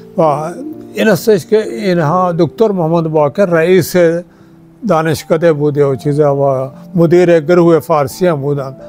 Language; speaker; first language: Persian; non-native, fluent; Punjabi